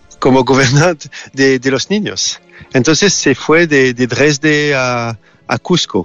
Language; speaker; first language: Spanish; non-native, learner; French